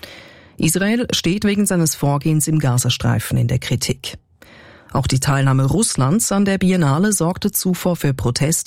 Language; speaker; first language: German; native; German